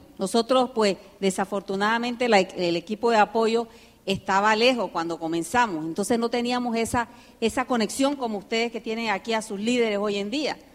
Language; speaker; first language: Spanish; early bilingual, heritage; Spanish